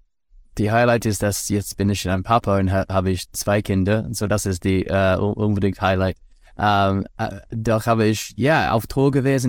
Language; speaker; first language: German; non-native, learner; English